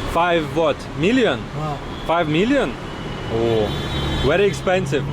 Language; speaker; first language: English; non-native, learner; Russian